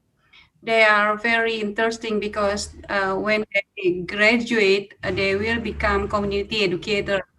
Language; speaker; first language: English; non-native, fluent; Indonesian